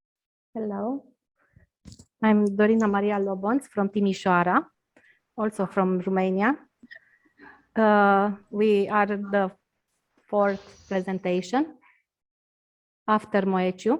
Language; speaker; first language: English; non-native, learner; Romanian